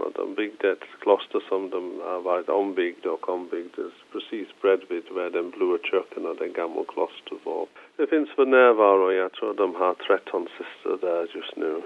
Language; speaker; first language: Swedish; non-native, fluent; English